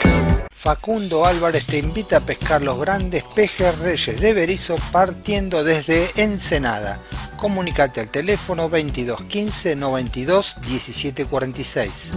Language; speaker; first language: Spanish; native; Spanish